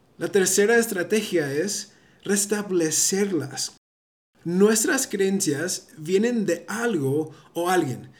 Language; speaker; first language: Spanish; early bilingual, heritage; Spanish